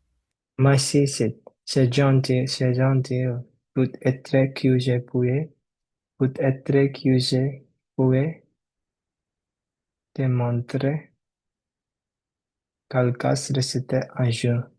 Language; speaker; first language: French; non-native, learner; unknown